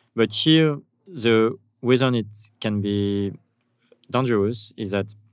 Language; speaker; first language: English; non-native, fluent; French